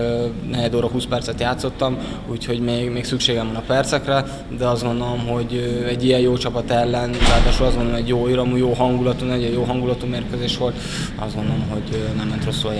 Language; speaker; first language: Hungarian; native; Hungarian